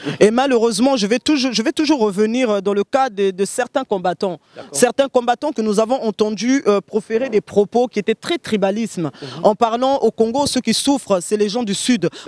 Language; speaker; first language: French; non-native, local second language; Lingala